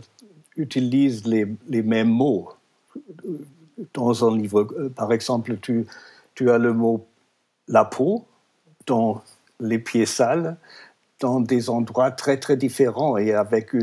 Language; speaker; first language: French; non-native, fluent; German